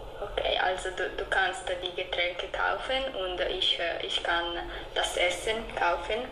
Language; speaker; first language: German; non-native, learner; Italian